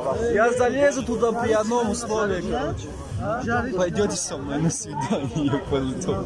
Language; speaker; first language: Russian; non-native, fluent; Tajik